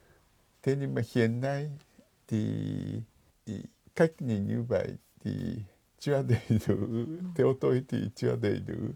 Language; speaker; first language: Vietnamese; non-native, fluent; Japanese